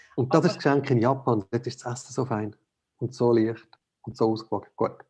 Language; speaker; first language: German; native; German